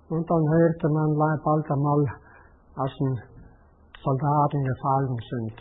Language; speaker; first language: German; native; German